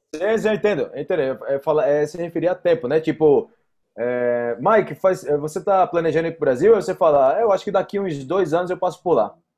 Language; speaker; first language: Portuguese; native; Portuguese